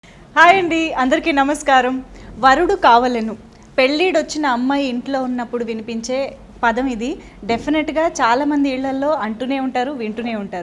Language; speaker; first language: Telugu; native; Telugu